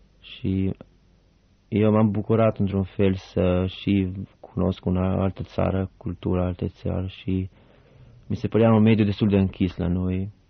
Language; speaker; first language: Romanian; non-native, fluent; Albanian